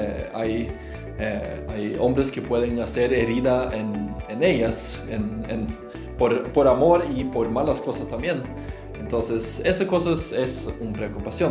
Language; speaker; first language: Spanish; non-native, fluent; Norwegian